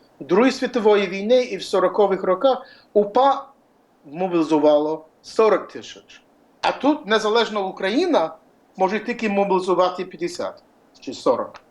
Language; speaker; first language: Ukrainian; early bilingual, heritage; Ukrainian